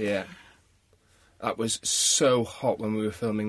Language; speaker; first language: English; native; English